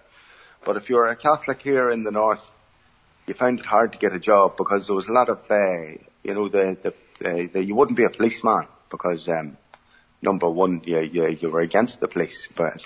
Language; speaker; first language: English; native; English